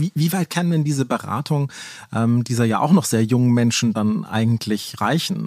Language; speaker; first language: German; native; German